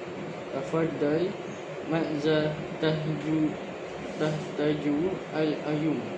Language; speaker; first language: Arabic; non-native, learner; Malay